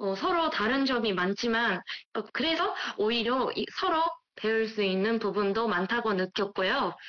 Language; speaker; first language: Korean; non-native, fluent; Japanese